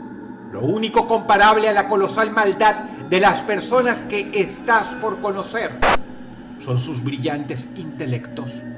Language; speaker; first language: Spanish; native; Spanish